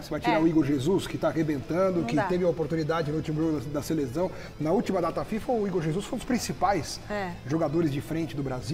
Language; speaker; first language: Portuguese; native; Portuguese